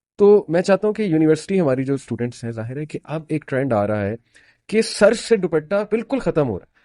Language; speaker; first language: Urdu; native; Urdu